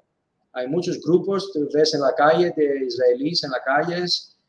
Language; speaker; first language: Spanish; non-native, fluent; Greek